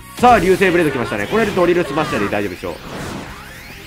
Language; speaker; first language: Japanese; native; Japanese